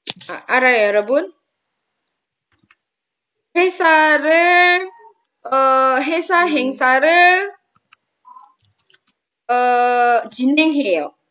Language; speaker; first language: Korean; non-native, fluent; Indonesian